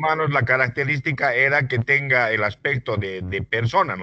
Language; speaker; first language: Spanish; native; Spanish